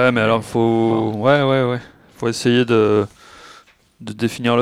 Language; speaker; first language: French; native; French